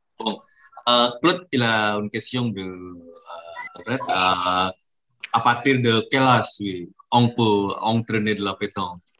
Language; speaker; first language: French; non-native, learner; Indonesian